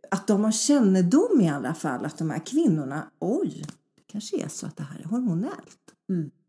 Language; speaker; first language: Swedish; early bilingual, other home language; Polish